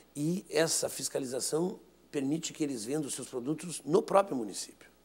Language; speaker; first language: Portuguese; native; Portuguese